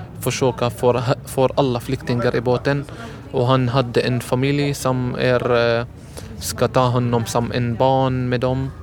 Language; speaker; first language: Swedish; non-native, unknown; Arabic